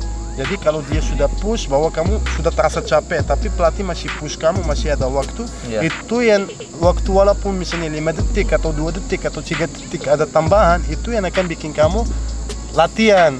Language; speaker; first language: Indonesian; non-native, fluent; Arabic